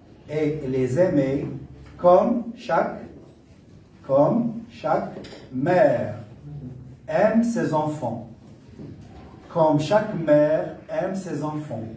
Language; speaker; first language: French; non-native, local second language; Arabic